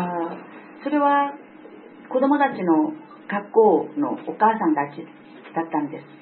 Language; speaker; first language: Japanese; non-native, fluent; Korean